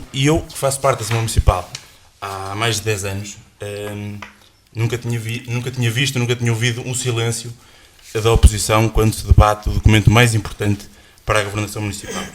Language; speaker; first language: Portuguese; native; Portuguese